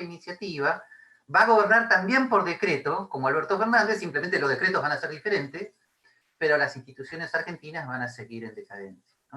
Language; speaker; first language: Spanish; native; Spanish